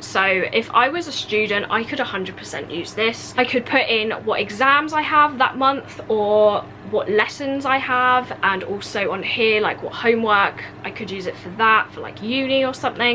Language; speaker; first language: English; native; English